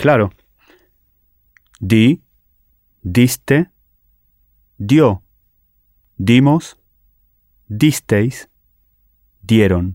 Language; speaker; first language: Spanish; non-native, learner; English